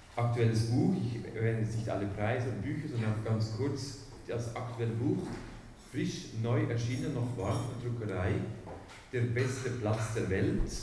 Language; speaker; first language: German; native; German